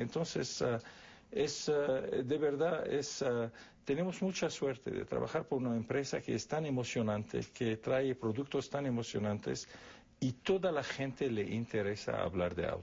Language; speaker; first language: Spanish; non-native, fluent; Arabic